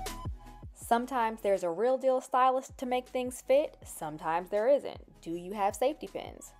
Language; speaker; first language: English; native; English